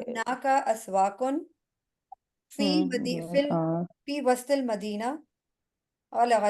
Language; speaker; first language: Arabic; non-native, fluent; Urdu